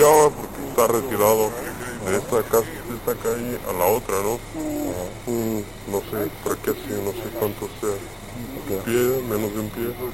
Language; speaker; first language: Spanish; non-native, learner; English